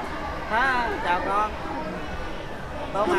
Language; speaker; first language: Vietnamese; native; Vietnamese